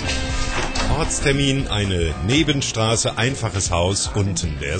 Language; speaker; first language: German; native; German